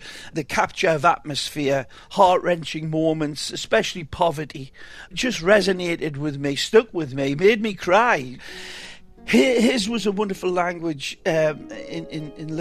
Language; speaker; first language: English; native; English